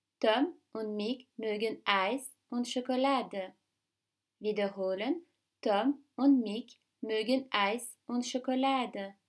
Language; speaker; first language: German; non-native, fluent; French